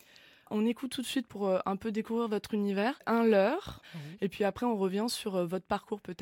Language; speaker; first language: French; native; French